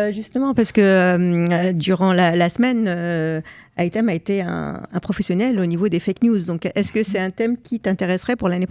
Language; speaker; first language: French; native; French